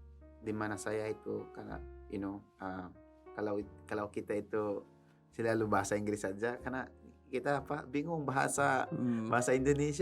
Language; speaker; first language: Indonesian; non-native, learner; Tausug